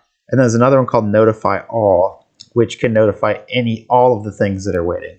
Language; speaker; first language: English; native; English